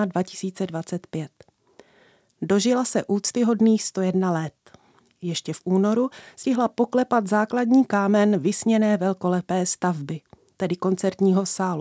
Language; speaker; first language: Czech; native; Czech